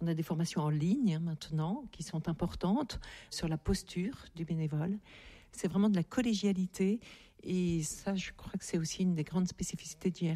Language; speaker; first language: French; native; French